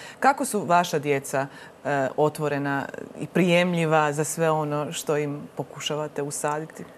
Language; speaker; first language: Croatian; native; Croatian